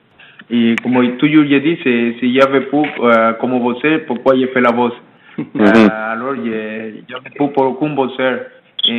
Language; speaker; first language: French; non-native, learner; Spanish